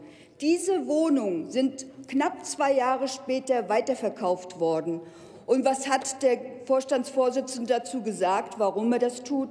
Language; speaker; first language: German; native; German